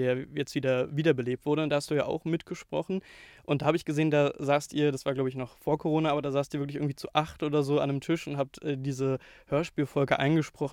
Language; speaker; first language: German; native; German